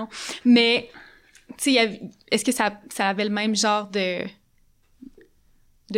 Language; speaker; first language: French; native; French